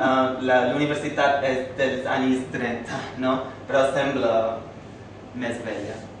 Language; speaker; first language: Catalan; non-native, fluent; English